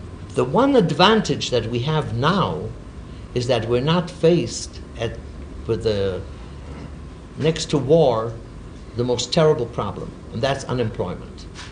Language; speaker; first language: English; native; English